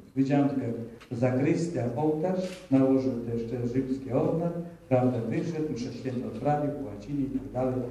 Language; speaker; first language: Polish; early bilingual, heritage; Polish